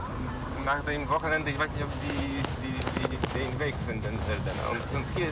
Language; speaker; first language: German; non-native, fluent; Polish